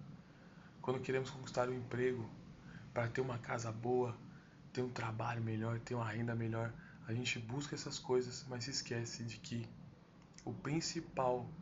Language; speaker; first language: Portuguese; native; Portuguese